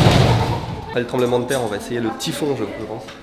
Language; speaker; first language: French; native; French